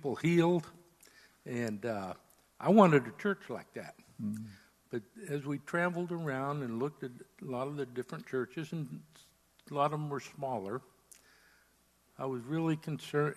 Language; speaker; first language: English; native; English